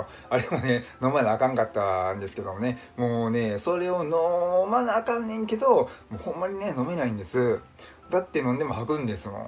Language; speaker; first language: Japanese; native; Japanese